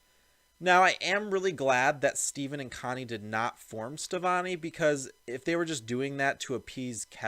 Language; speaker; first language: English; native; English